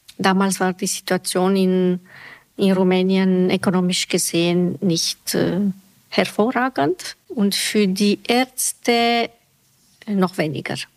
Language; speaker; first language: German; non-native, fluent; Romanian